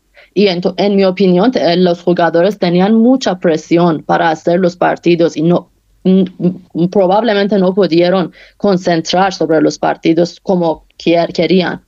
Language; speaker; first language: Spanish; non-native, fluent; Persian